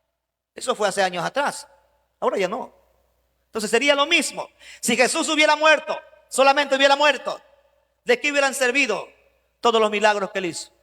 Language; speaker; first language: Spanish; native; Spanish